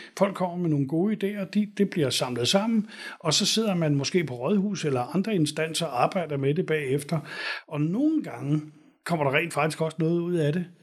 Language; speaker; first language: Danish; native; Danish